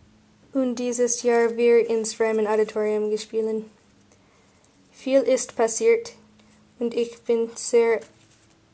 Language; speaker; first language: German; non-native, learner; English